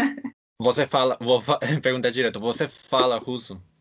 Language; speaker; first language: Portuguese; non-native, fluent; English